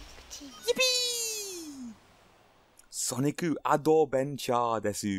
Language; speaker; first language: Japanese; non-native, learner; English